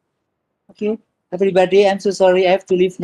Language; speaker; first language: English; non-native, learner; Indonesian